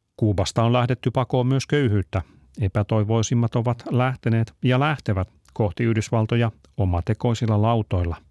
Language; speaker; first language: Finnish; native; Finnish